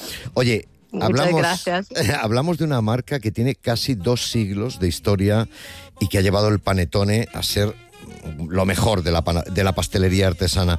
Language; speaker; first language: Spanish; native; Spanish